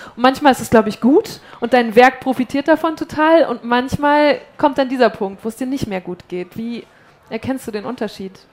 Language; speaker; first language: German; native; German